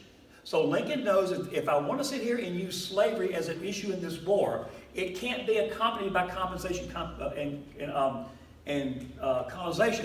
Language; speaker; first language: English; native; English